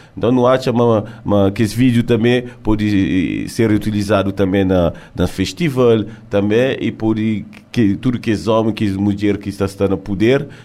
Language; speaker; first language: Portuguese; early bilingual, heritage; French